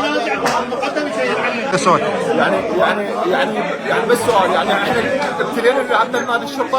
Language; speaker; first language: Arabic; native; Arabic